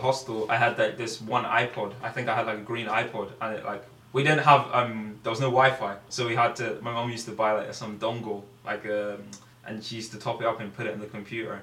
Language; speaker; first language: English; native; English